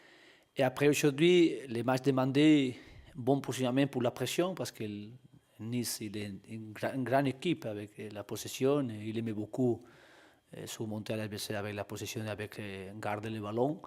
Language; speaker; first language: French; non-native, learner; Spanish